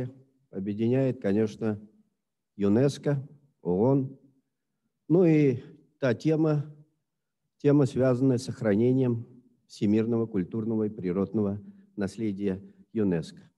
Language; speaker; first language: Russian; native; Russian